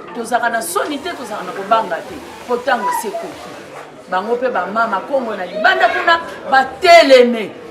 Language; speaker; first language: Lingala; non-native, local second language; Kongo